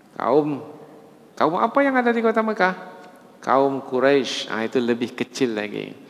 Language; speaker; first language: Malay; native; Malay